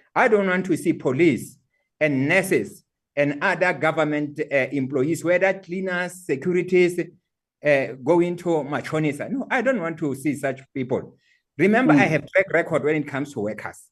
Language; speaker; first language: English; non-native, local second language; Southern Sotho